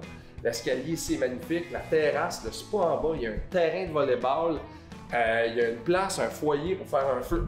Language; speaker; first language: French; native; French